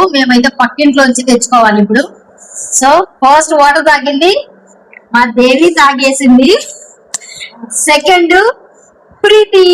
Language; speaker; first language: Telugu; native; Telugu